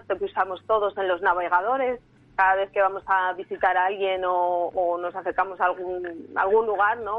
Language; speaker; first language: Spanish; native; Spanish